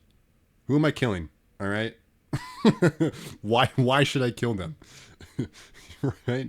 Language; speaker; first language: English; native; English